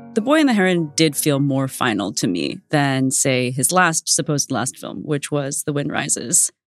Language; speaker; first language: English; native; English